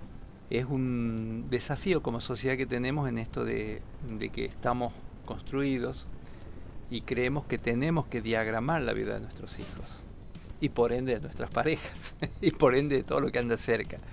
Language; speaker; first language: Spanish; native; Spanish